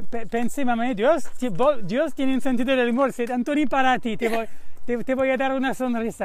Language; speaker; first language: Spanish; non-native, learner; French